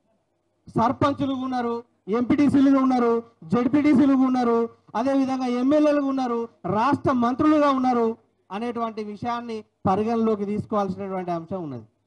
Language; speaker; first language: Telugu; native; Telugu